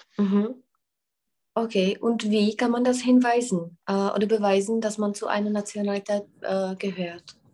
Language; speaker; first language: German; non-native, fluent; Czech